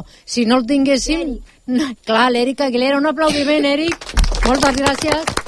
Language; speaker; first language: Catalan; native; Catalan